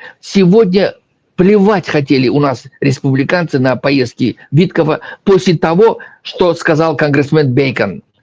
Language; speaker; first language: Russian; native; Russian